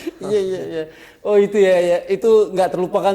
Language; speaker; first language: Indonesian; native; Indonesian